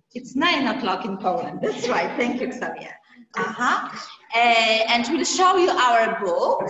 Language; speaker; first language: English; non-native, fluent; Polish